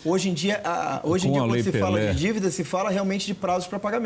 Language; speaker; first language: Portuguese; native; Portuguese